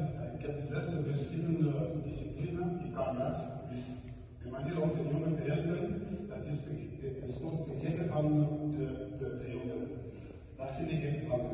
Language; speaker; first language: Dutch; non-native, learner; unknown